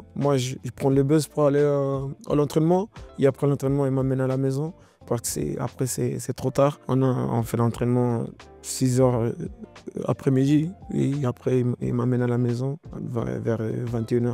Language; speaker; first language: French; non-native, learner; Portuguese